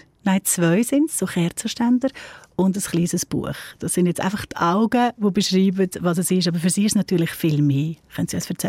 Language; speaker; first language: German; native; German